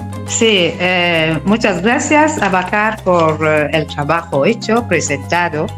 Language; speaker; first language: Spanish; non-native, fluent; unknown